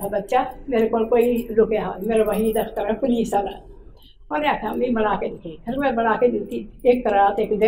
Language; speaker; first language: Hindi; non-native, local second language; Punjabi